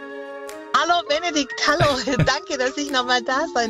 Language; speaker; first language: German; native; German